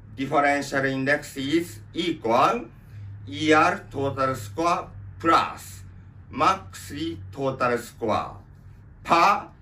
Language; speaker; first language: English; non-native, learner; Japanese